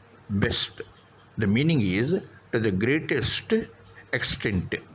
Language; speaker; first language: English; non-native, local second language; Telugu